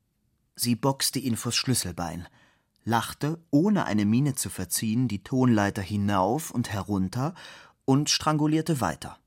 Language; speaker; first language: German; native; German